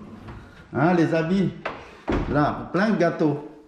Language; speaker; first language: French; non-native, learner; Thai